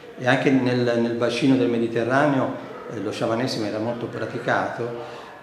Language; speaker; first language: Italian; native; Italian